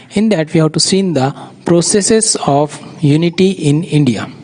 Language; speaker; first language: English; non-native, local second language; Urdu